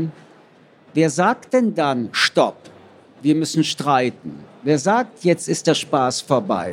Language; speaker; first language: German; early bilingual, other home language; French